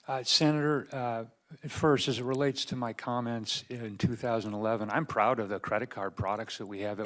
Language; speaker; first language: English; native; English